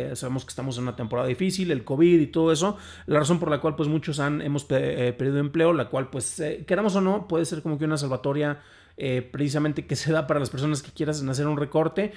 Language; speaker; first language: Spanish; native; Spanish